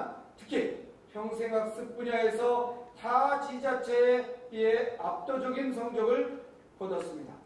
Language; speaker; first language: Korean; native; Korean